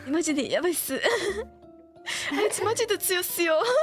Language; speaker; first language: Japanese; native; Japanese